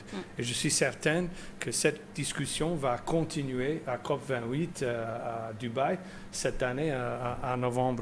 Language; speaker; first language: French; non-native, fluent; English